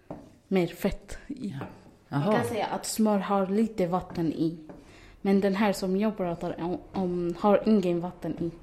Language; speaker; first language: Swedish; non-native, learner; Arabic